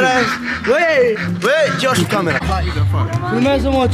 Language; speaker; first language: Romanian; native; Romanian